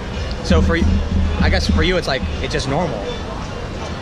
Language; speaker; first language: English; native; English